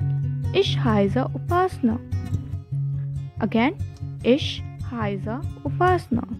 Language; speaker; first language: German; non-native, learner; Hindi